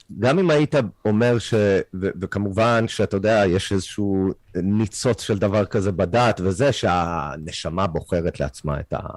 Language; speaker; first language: Hebrew; non-native, fluent; English